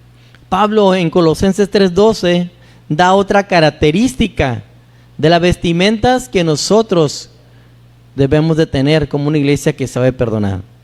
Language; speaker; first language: Spanish; native; Spanish